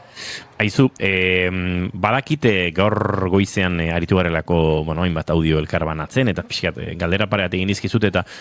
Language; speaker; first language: Basque; native; Basque